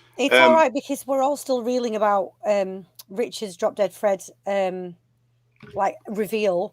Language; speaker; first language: English; native; English